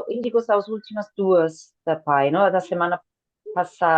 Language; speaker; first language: Portuguese; non-native, fluent; Spanish